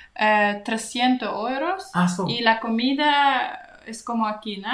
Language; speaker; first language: Spanish; non-native, learner; Kazakh